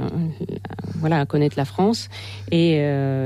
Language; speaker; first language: French; non-native, fluent; Russian